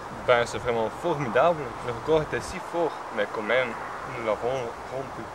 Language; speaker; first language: French; non-native, learner; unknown